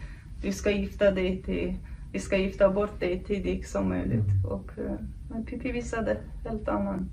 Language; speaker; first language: Swedish; non-native, fluent; Kurdish